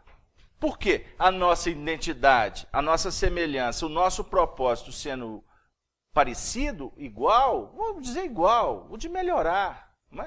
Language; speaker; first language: Portuguese; native; Portuguese